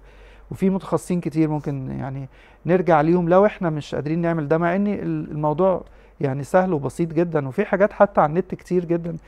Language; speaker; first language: Arabic; native; Arabic